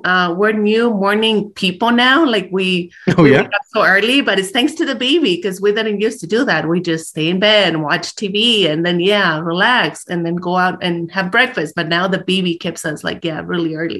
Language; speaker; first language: English; early bilingual, other home language; Spanish